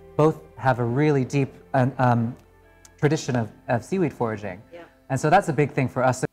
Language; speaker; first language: English; native; English